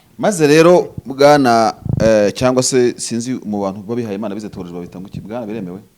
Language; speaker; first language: Kinyarwanda; native; Kinyarwanda